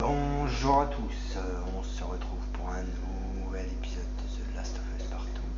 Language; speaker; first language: French; native; French